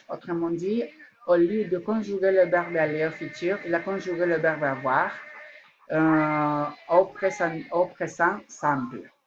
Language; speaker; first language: French; non-native, learner; Spanish